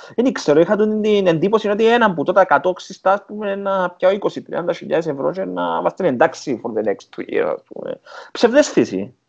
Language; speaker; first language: Greek; native; Greek